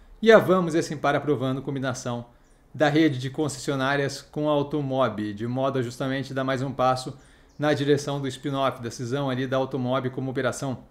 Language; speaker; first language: Portuguese; native; Portuguese